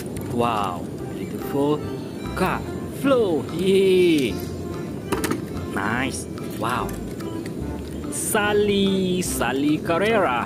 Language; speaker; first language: English; non-native, learner; Indonesian